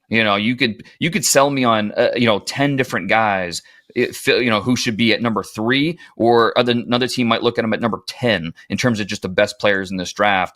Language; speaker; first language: English; native; English